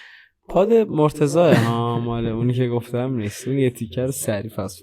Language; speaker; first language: Persian; native; Persian